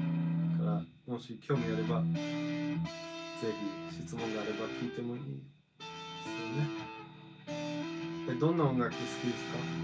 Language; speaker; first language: Japanese; non-native, fluent; English